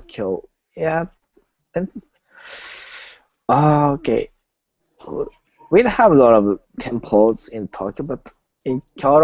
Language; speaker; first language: English; non-native, learner; Japanese